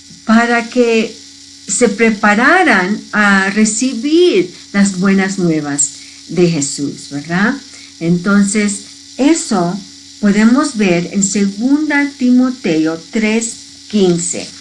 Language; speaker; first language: Spanish; early bilingual, heritage; Spanish